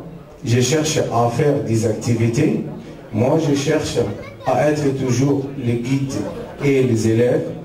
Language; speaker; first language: French; non-native, fluent; Arabic